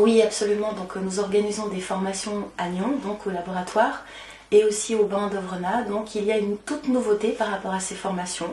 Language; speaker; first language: French; native; French